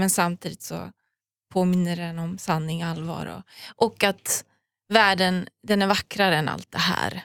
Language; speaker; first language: Swedish; early bilingual, other home language; Persian